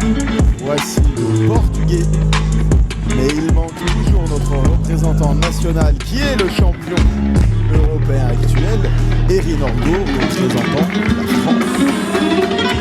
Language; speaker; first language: French; native; French